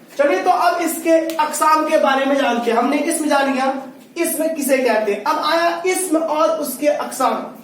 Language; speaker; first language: Hindi; native; Hindi